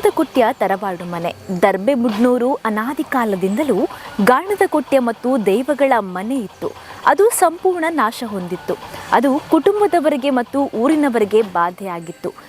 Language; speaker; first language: Kannada; non-native, local second language; Tulu